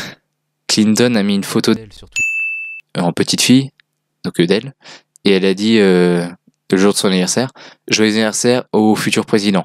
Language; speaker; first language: French; native; French